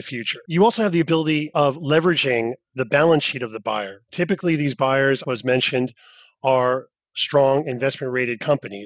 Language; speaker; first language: English; native; English